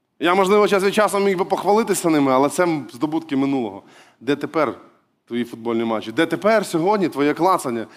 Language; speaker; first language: Ukrainian; non-native, local second language; Russian